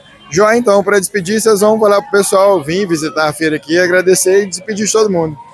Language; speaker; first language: Portuguese; native; Portuguese